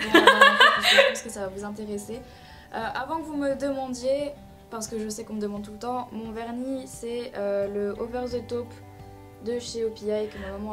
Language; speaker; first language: French; native; French